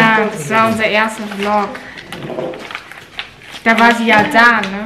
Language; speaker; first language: German; early bilingual, heritage; Filipino